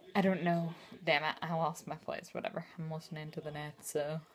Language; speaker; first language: English; native; English